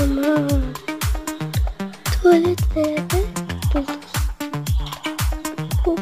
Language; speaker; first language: Turkish; non-native, learner; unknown